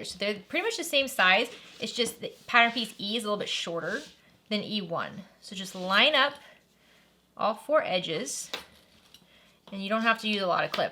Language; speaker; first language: English; native; English